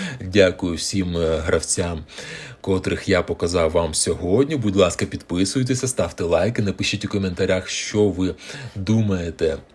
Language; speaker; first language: Ukrainian; non-native, local second language; Russian